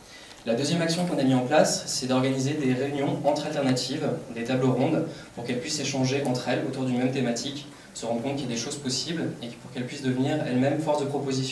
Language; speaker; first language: French; native; French